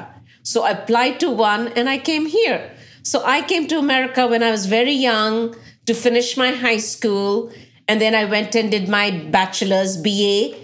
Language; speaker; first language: English; non-native, local second language; Punjabi